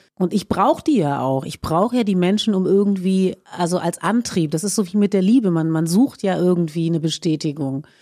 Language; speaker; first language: German; native; German